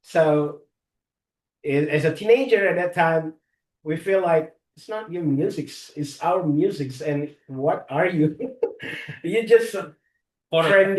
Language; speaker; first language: English; non-native, learner; Indonesian